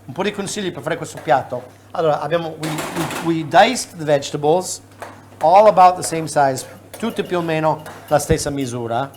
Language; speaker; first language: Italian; non-native, fluent; English